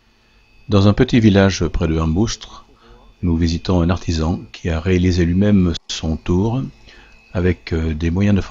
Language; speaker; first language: French; native; French